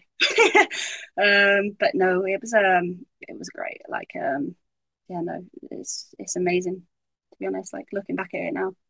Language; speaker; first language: English; native; English